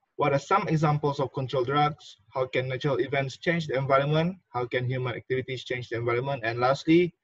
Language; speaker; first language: English; non-native, local second language; Malay